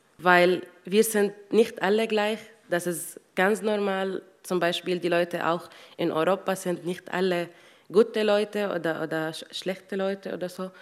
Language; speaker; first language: German; non-native, learner; Arabic